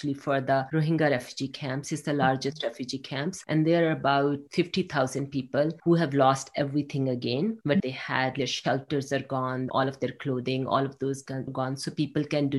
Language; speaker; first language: English; non-native, local second language; Urdu